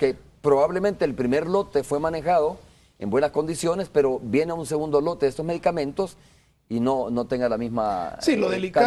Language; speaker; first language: Spanish; native; Spanish